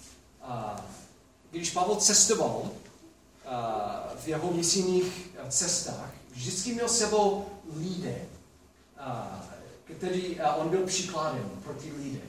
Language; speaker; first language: Czech; non-native, fluent; English